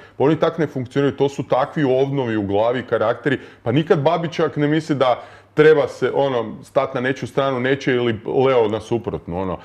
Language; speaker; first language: Croatian; native; Croatian